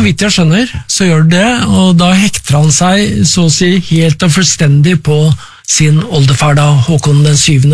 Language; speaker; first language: Norwegian; native; Norwegian